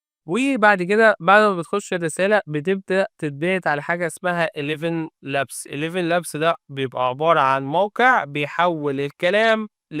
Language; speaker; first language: Arabic; native; Arabic